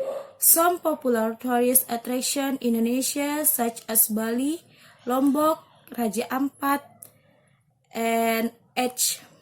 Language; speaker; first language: English; non-native, learner; Indonesian